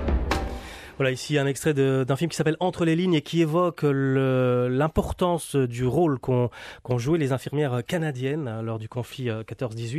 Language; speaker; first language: French; native; French